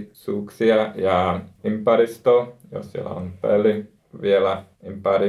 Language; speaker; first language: Finnish; non-native, learner; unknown